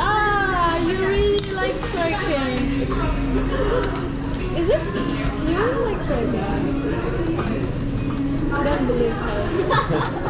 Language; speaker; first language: English; non-native, fluent; Indonesian